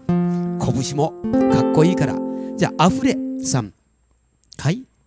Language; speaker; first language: Japanese; native; Japanese